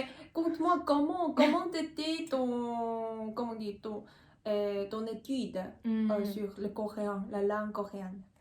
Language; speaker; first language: French; non-native, learner; Korean